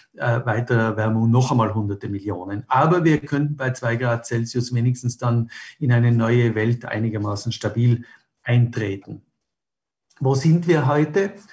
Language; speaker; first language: German; native; German